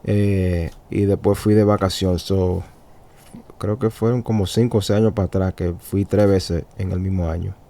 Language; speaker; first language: Spanish; early bilingual, heritage; Spanish